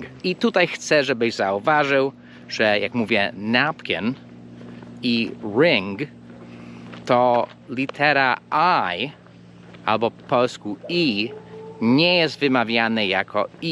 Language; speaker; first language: Polish; non-native, fluent; English